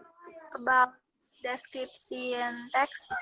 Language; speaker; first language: English; non-native, learner; Indonesian